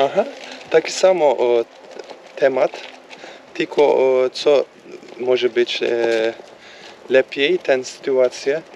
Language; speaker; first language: Polish; non-native, learner; Turkish